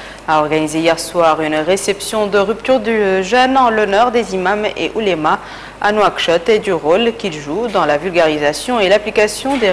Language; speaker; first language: French; non-native, local second language; Arabic